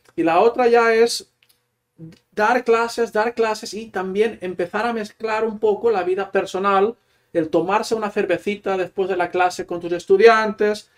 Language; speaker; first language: Spanish; non-native, local second language; Catalan